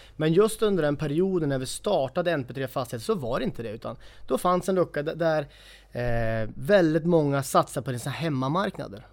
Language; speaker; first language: Swedish; native; Swedish